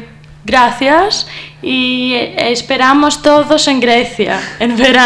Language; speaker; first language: Spanish; non-native, learner; Greek